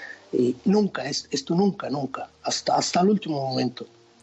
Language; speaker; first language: Spanish; non-native, fluent; Arabic